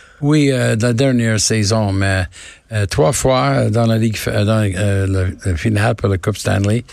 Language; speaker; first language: French; non-native, learner; English